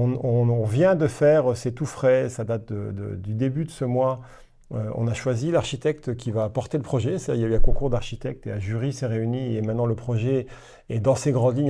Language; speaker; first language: French; native; French